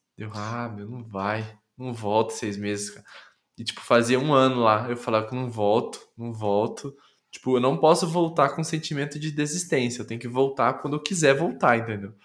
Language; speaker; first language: Portuguese; native; Portuguese